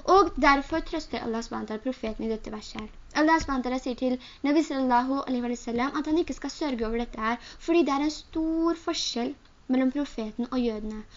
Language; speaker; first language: Norwegian; early bilingual, other home language; Urdu